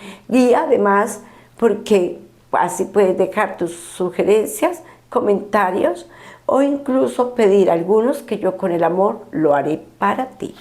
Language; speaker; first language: Spanish; native; Spanish